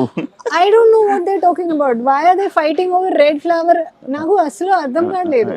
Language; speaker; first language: Telugu; non-native, learner; Hindi